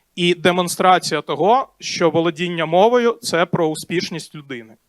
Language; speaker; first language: Ukrainian; non-native, local second language; Russian